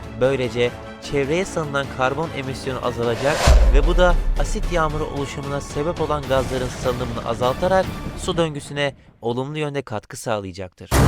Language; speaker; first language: Turkish; native; Turkish